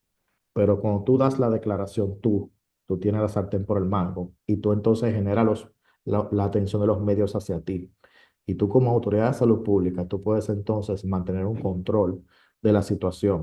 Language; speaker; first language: Spanish; native; Spanish